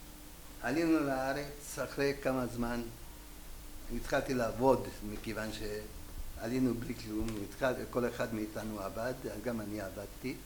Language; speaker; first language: Hebrew; non-native, fluent; Hungarian